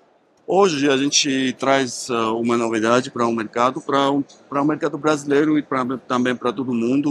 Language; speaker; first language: Portuguese; non-native, fluent; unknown